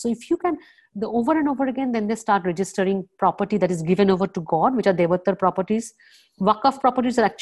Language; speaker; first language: English; non-native, local second language; Bangla